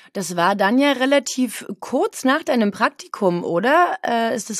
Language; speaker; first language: German; native; German